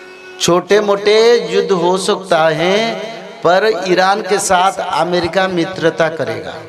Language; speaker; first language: Hindi; non-native, local second language; Odia